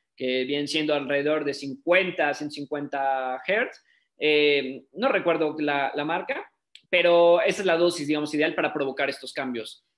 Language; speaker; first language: Spanish; native; Spanish